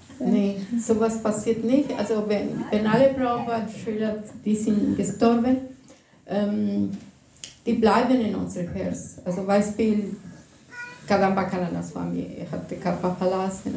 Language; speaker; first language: German; non-native, fluent; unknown